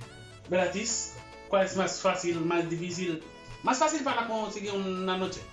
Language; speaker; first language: Spanish; non-native, learner; Haitian Creole